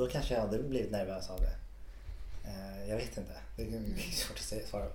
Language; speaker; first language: Swedish; native; Swedish